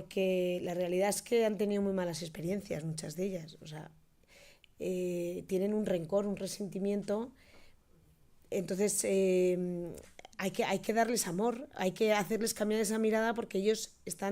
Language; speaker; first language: Spanish; native; Spanish